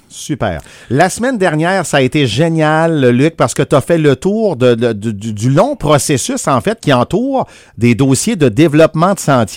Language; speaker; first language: French; native; French